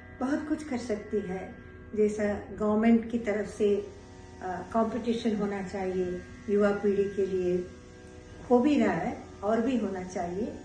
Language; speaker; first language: Hindi; non-native, local second language; Telugu